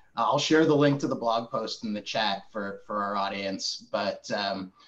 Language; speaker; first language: English; native; English